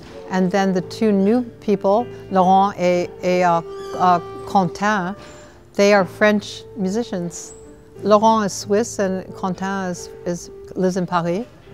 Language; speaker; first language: English; native; English